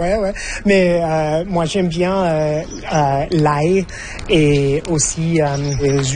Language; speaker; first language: French; non-native, fluent; English